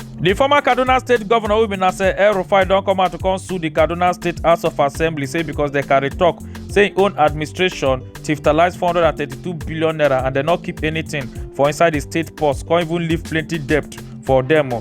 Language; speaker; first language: Nigerian Pidgin; native; Nigerian Pidgin